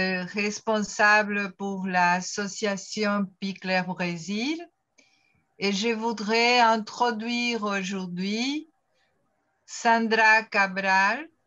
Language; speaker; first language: French; non-native, fluent; Portuguese